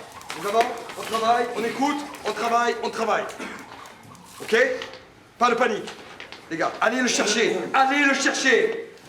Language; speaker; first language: French; native; French